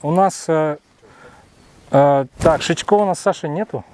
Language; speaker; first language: Russian; native; Russian